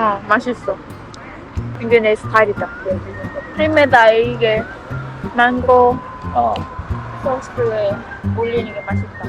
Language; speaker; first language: Korean; non-native, learner; Khmer